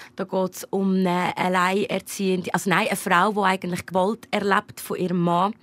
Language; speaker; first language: German; native; German